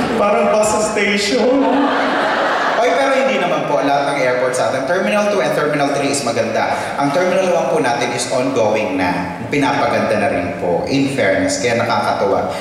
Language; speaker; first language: Filipino; native; Filipino